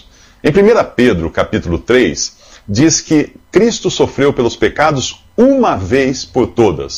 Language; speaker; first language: Portuguese; native; Portuguese